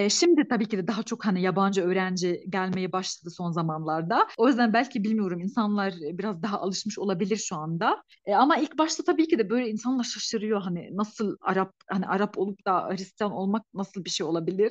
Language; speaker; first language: Turkish; non-native, fluent; Arabic